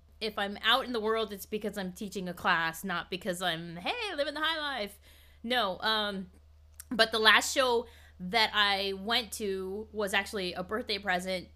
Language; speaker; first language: English; native; English